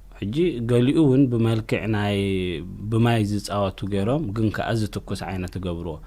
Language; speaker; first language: Tigrinya; native; Tigrinya